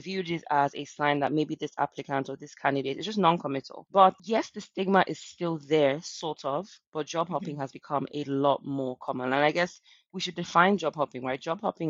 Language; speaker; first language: English; non-native, local second language; Yoruba